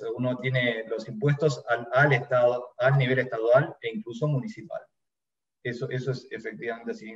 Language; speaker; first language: Spanish; native; Spanish